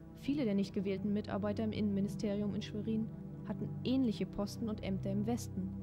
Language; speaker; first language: German; native; German